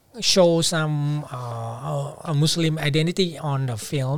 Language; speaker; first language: English; non-native, fluent; Thai